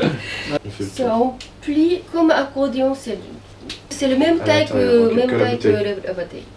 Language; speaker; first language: French; non-native, learner; Japanese